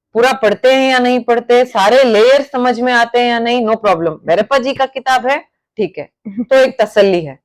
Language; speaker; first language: Hindi; non-native, local second language; Kannada